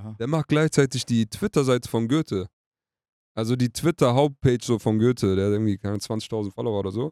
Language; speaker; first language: German; early bilingual, other home language; Turkish